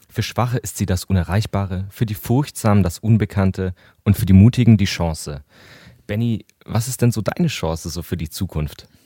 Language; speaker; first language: German; native; German